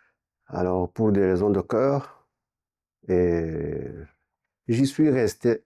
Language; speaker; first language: French; non-native, local second language; Kinyarwanda